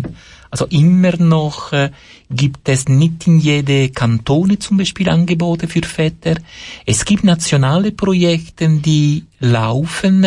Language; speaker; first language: German; non-native, fluent; Italian